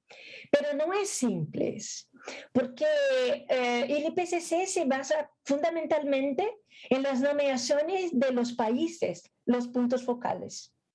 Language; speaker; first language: Spanish; non-native, fluent; Portuguese